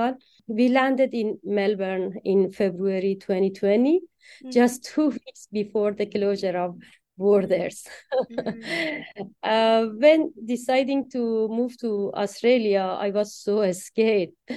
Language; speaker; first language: English; non-native, fluent; Persian